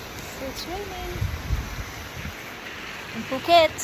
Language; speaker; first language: English; non-native, local second language; Filipino